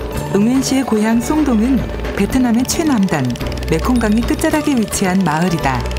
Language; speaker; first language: Korean; native; Korean